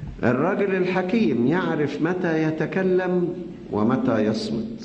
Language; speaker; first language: Arabic; native; Arabic